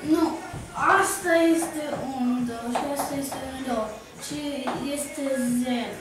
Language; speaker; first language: Romanian; early bilingual, heritage; Romanian